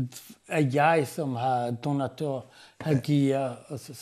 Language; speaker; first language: Danish; non-native, fluent; Arabic